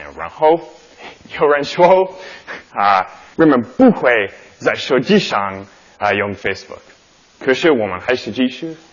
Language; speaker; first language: Chinese; non-native, learner; English